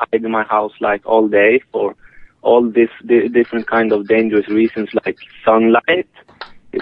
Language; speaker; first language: English; non-native, fluent; Swedish